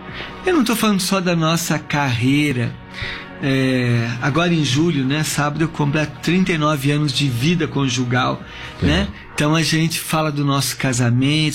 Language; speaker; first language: Portuguese; native; Portuguese